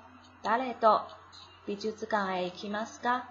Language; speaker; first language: Japanese; non-native, fluent; Chinese